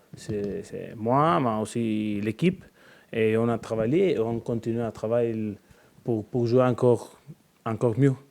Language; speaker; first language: French; non-native, learner; Spanish